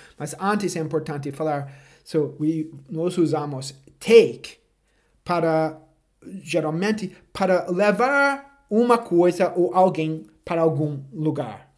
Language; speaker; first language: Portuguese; non-native, fluent; English